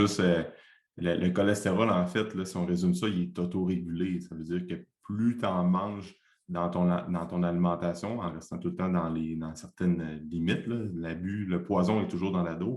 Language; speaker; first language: French; native; French